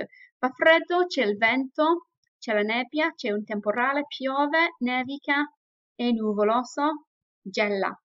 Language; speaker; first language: Italian; non-native, fluent; English